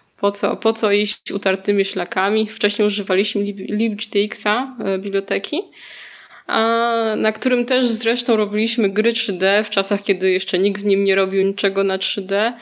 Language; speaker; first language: Polish; native; Polish